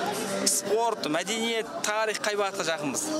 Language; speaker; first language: Kazakh; native; Kazakh